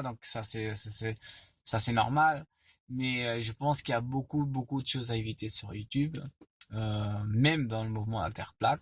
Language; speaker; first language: French; non-native, fluent; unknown